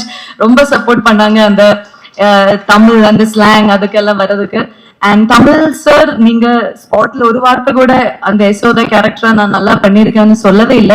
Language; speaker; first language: Tamil; non-native, fluent; Malayalam